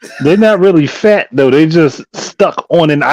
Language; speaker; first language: English; native; English